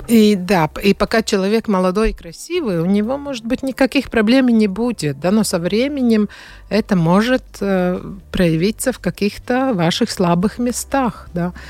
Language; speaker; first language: Russian; non-native, fluent; Latvian